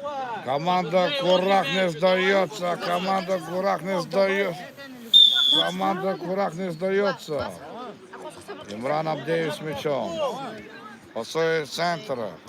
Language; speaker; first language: Russian; non-native, local second language; Lezghian